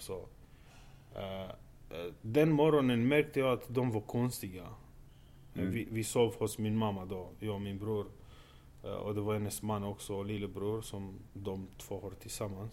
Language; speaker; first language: Swedish; non-native, fluent; Romanian